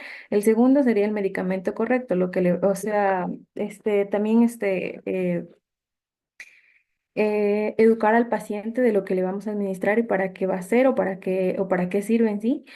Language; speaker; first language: Spanish; native; Spanish